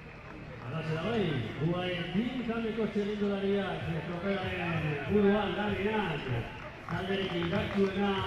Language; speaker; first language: Basque; native; Basque